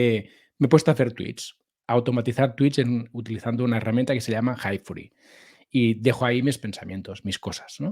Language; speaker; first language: Spanish; native; Spanish